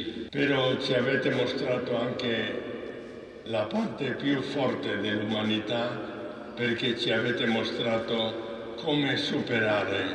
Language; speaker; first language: Italian; non-native, fluent; Spanish